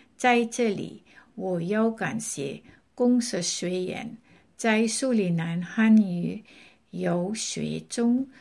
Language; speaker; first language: Chinese; non-native, fluent; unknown